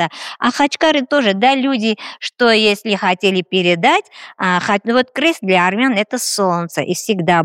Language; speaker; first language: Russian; non-native, fluent; Armenian